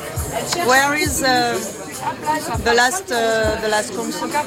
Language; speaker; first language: English; non-native, learner; French